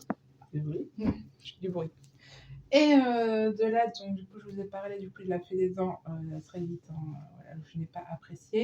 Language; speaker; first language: French; native; French